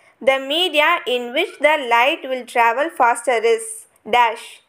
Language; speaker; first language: English; non-native, local second language; Tamil